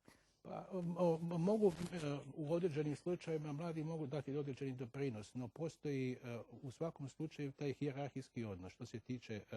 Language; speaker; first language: Croatian; native; Croatian